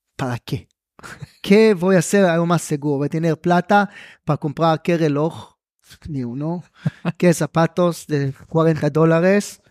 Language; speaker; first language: Spanish; non-native, fluent; Hebrew